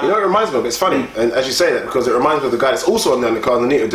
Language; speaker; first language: English; native; English